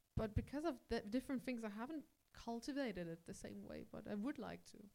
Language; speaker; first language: English; early bilingual, heritage; English